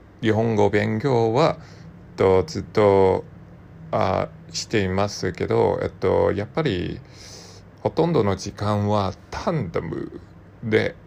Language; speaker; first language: Japanese; non-native, learner; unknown